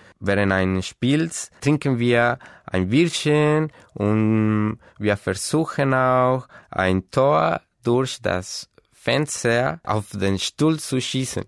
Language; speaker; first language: German; non-native, fluent; Spanish